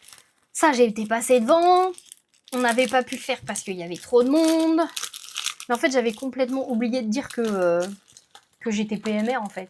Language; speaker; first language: French; native; French